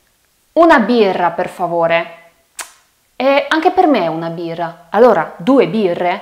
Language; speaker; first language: Italian; non-native, fluent; Polish